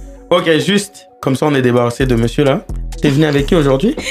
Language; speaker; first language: French; native; French